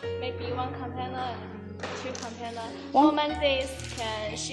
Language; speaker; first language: English; non-native, learner; Somali